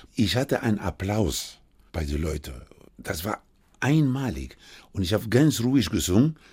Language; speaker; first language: German; non-native, fluent; Spanish